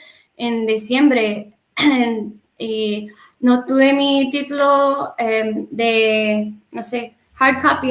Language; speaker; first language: Spanish; non-native, learner; English